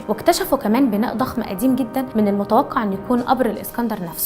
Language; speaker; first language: Arabic; native; Arabic